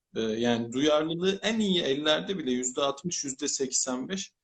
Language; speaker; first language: Turkish; native; Turkish